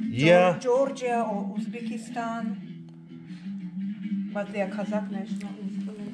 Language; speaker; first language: English; non-native, fluent; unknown